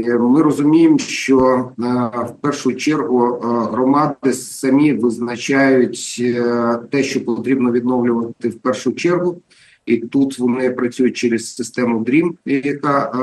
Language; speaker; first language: Ukrainian; native; Ukrainian